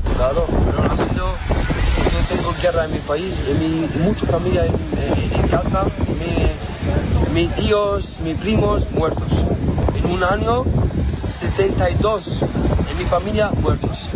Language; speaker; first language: Spanish; non-native, learner; Arabic